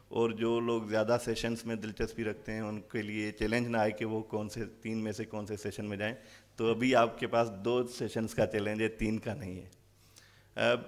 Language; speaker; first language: Urdu; non-native, local second language; Sindhi